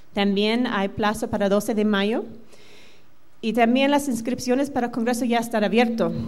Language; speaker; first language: Spanish; non-native, fluent; English